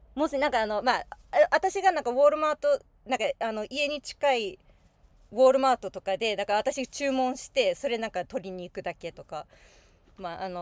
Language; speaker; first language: Japanese; non-native, fluent; English